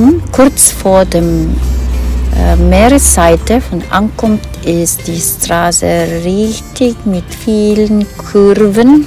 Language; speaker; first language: German; non-native, fluent; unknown